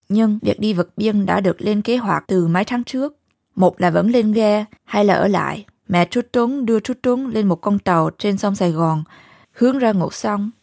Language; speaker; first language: Vietnamese; early bilingual, heritage; Vietnamese